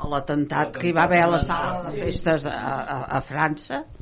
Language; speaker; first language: Catalan; non-native, local second language; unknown